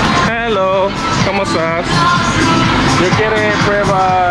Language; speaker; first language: Spanish; non-native, learner; English